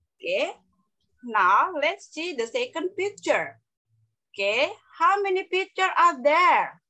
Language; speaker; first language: English; non-native, learner; Indonesian